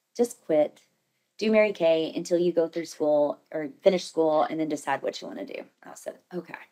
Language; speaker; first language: English; native; English